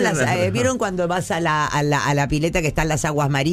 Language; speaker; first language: Spanish; native; Spanish